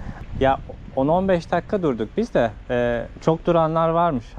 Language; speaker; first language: Turkish; early bilingual, heritage; Turkish